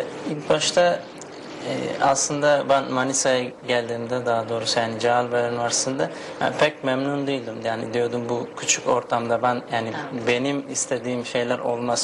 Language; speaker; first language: Turkish; non-native, fluent; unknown